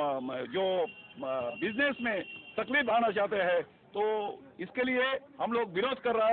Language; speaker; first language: Hindi; non-native, local second language; Bangla